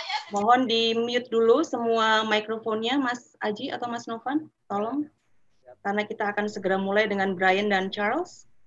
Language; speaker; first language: Indonesian; native; Indonesian